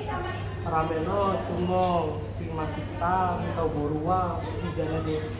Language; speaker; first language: Japanese; non-native, learner; Indonesian